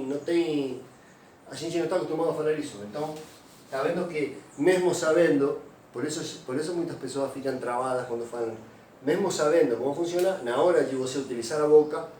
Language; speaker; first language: Portuguese; non-native, fluent; Spanish